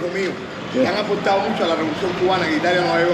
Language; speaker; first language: Spanish; native; Spanish